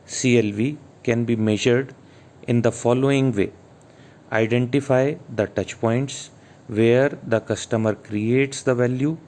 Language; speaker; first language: English; non-native, local second language; Hindi